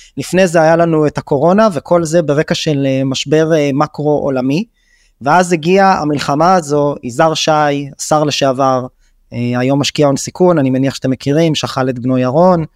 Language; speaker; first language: Hebrew; native; Hebrew